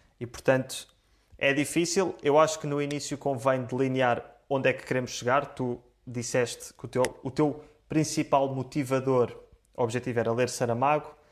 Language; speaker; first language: Portuguese; native; Portuguese